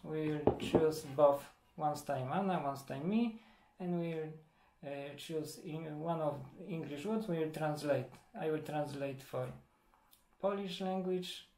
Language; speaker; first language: English; non-native, learner; Polish